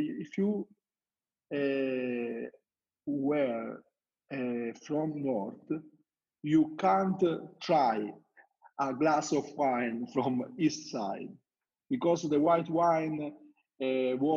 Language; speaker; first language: English; non-native, learner; Italian